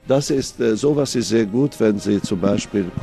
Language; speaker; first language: German; non-native, fluent; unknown